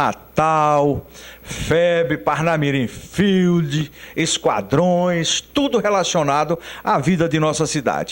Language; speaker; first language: Portuguese; native; Portuguese